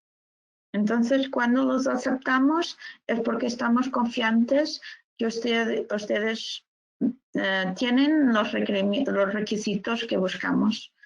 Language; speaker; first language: Spanish; non-native, fluent; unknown